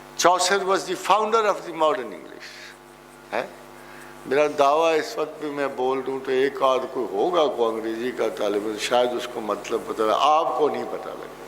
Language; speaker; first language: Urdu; non-native, local second language; Punjabi